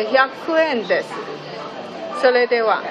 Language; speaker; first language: Japanese; non-native, learner; Chinese